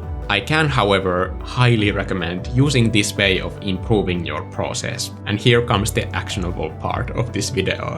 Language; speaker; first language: English; non-native, fluent; Finnish